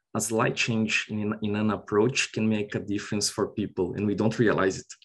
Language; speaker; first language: English; non-native, fluent; Portuguese